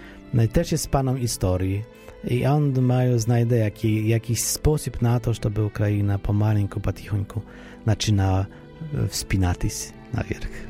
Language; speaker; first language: Polish; non-native, fluent; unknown